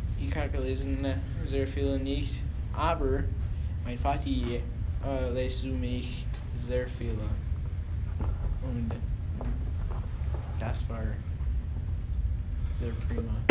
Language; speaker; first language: German; non-native, learner; English